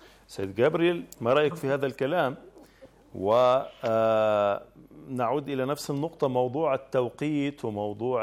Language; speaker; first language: Arabic; native; Arabic